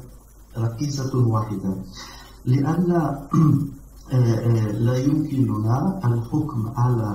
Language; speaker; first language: Arabic; non-native, learner; Italian